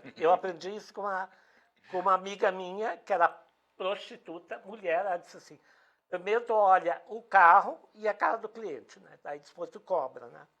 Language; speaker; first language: Portuguese; native; Portuguese